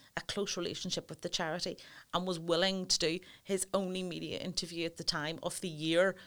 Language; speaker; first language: English; native; English